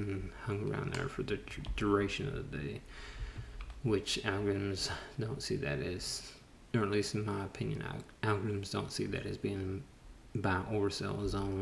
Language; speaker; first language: English; native; English